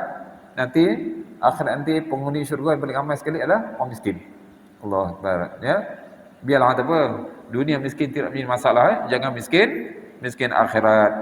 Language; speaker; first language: Malay; native; Malay